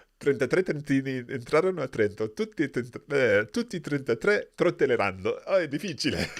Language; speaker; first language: Italian; non-native, fluent; English